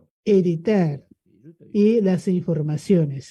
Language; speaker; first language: Spanish; non-native, learner; Japanese